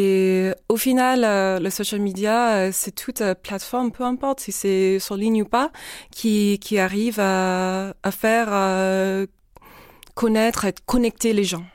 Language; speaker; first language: French; non-native, fluent; English